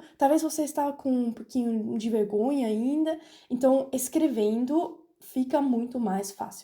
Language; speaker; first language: Portuguese; non-native, fluent; German